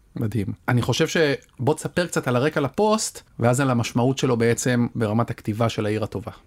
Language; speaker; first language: Hebrew; native; Hebrew